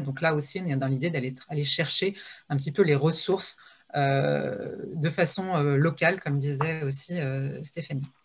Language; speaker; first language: French; native; French